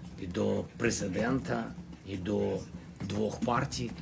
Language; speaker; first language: Ukrainian; non-native, local second language; Russian